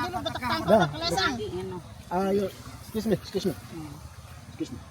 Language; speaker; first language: English; non-native, learner; Indonesian